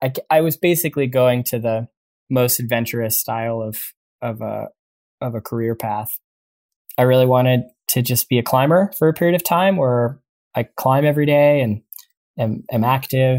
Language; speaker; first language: English; native; English